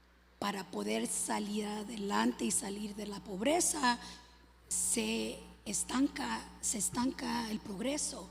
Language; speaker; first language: Spanish; early bilingual, other home language; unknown